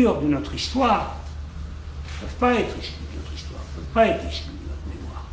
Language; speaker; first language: French; native; French